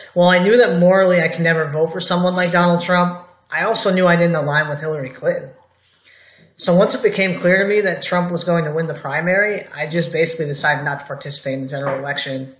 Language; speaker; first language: English; native; English